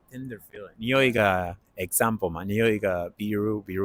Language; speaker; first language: Chinese; non-native, learner; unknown